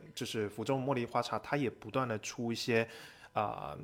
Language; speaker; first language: Chinese; native; Chinese